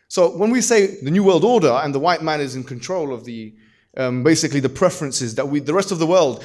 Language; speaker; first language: English; native; English